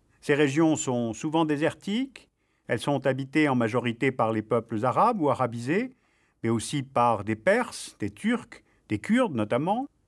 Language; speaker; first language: French; native; French